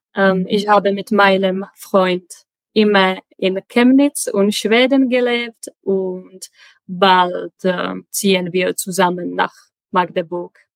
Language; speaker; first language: German; non-native, learner; Czech